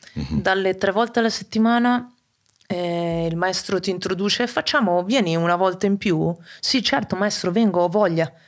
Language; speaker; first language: Italian; native; Italian